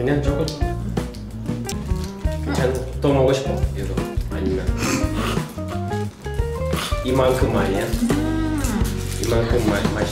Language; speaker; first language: Korean; non-native, fluent; Russian